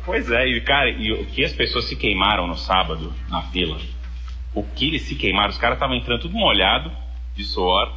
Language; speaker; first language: Portuguese; native; Portuguese